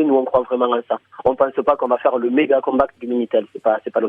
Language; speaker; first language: French; native; French